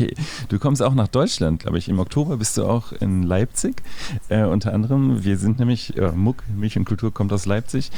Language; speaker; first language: German; native; German